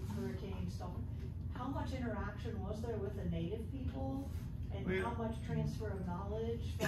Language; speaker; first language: English; native; English